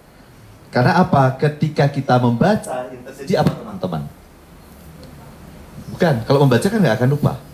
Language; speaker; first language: Indonesian; native; Indonesian